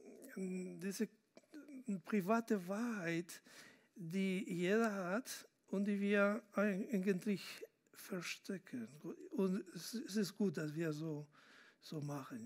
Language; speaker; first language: German; non-native, fluent; Spanish